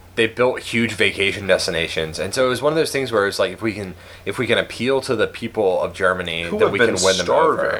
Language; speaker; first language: English; native; English